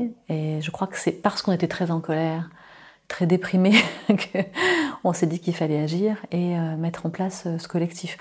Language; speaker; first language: French; native; French